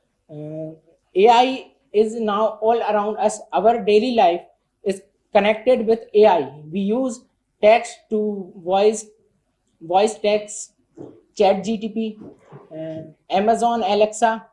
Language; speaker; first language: English; non-native, learner; Hindi